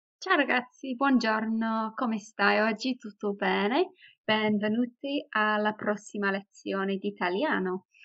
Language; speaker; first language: Italian; non-native, fluent; English